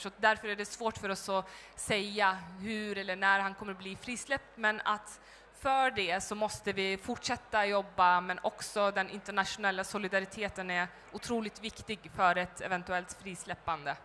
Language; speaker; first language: Swedish; early bilingual, other home language; Turkish